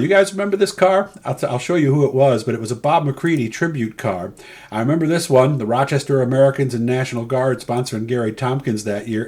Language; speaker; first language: English; native; English